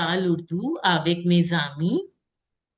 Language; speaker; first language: French; non-native, fluent; Hindi